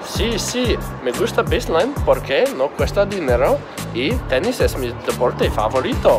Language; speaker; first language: Spanish; non-native, learner; English